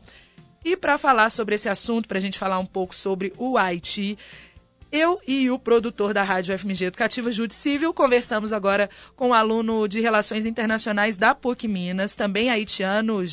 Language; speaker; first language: Portuguese; native; Portuguese